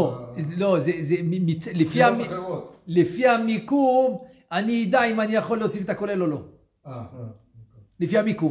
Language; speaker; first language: Hebrew; non-native, fluent; French